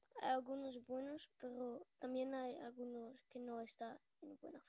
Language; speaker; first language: Spanish; early bilingual, heritage; Spanish